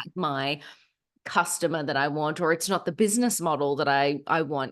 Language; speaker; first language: English; native; English